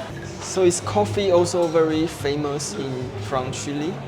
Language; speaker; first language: English; non-native, learner; Chinese